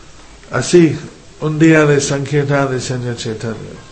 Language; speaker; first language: Spanish; non-native, fluent; English